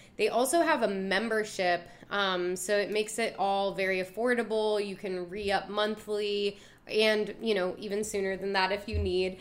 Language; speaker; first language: English; native; English